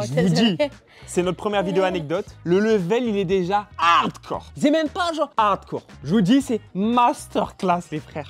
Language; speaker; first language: French; native; French